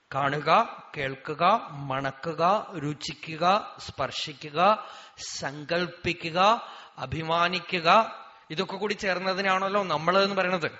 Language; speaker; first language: Malayalam; native; Malayalam